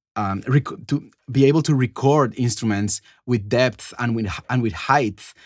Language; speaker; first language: English; non-native, fluent; Spanish